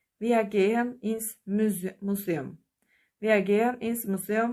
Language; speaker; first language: German; non-native, fluent; Turkish